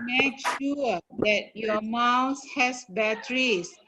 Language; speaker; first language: English; non-native, fluent; Indonesian